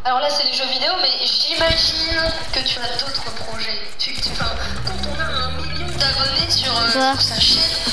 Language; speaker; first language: French; native; French